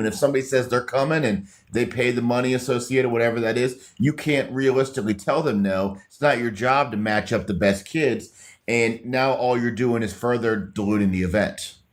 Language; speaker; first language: English; native; English